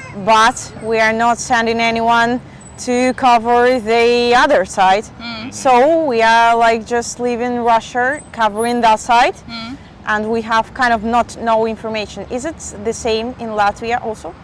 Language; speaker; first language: English; non-native, fluent; Spanish